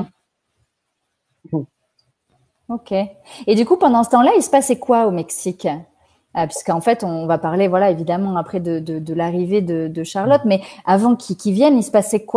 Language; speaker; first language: French; native; French